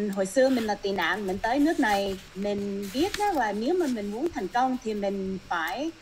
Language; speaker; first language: Vietnamese; early bilingual, heritage; Vietnamese